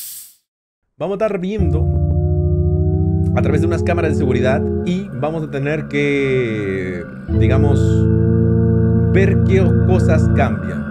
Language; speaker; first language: Spanish; native; Spanish